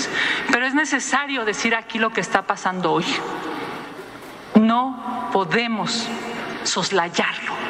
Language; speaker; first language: Spanish; native; Spanish